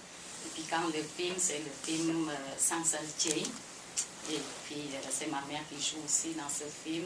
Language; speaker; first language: French; non-native, fluent; Khmer